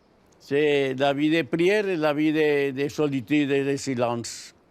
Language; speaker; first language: French; non-native, learner; Spanish